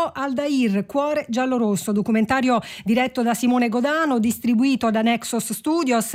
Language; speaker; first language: Italian; native; Italian